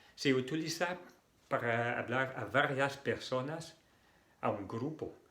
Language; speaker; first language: Spanish; non-native, fluent; French